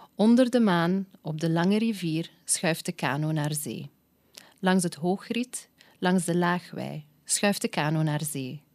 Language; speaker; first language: Dutch; non-native, local second language; English